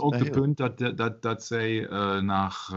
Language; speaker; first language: Dutch; non-native, learner; German